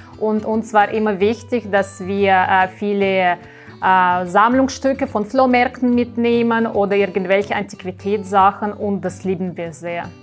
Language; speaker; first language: German; non-native, fluent; Russian